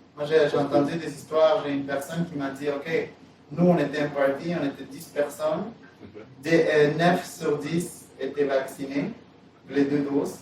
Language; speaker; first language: French; native; French